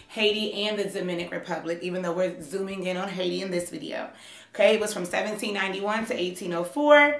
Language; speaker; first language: English; native; English